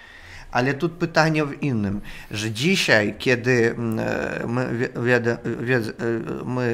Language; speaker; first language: Polish; non-native, fluent; Russian